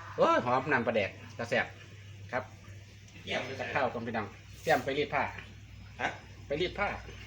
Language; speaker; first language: Thai; native; Thai